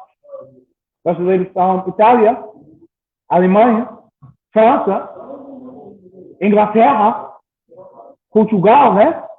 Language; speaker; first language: Portuguese; non-native, learner; English